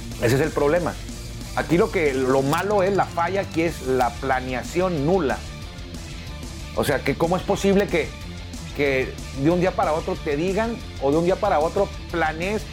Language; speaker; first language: Spanish; native; Spanish